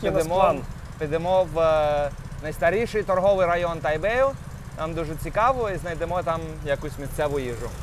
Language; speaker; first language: Ukrainian; non-native, local second language; Russian